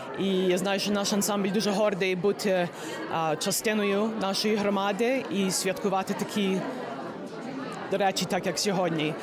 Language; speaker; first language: Ukrainian; early bilingual, heritage; English